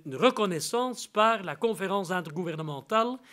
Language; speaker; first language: French; non-native, local second language; Dutch